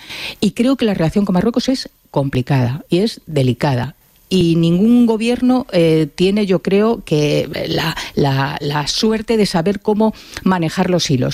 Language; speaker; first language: Spanish; native; Spanish